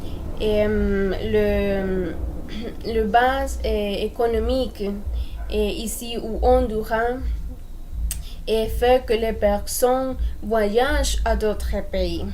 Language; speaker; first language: French; non-native, learner; Spanish